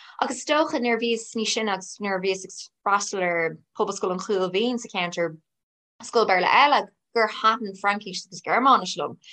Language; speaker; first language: Irish; non-native, local second language; English